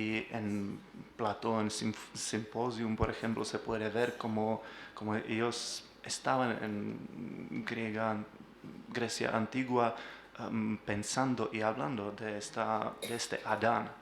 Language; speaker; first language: Spanish; non-native, learner; Czech